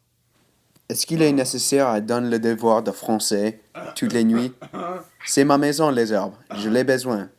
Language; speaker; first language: French; non-native, learner; English